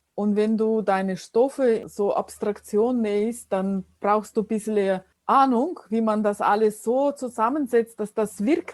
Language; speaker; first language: German; non-native, fluent; Russian